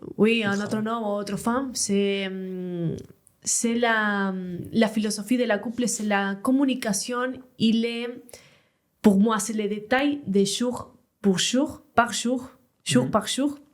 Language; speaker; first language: French; non-native, learner; Spanish